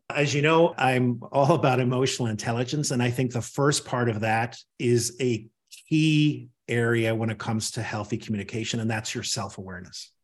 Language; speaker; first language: English; native; English